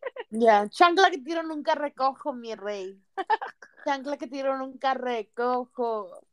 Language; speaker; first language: Spanish; early bilingual, heritage; Spanish